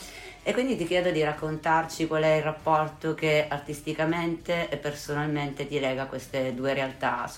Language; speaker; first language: Italian; native; Italian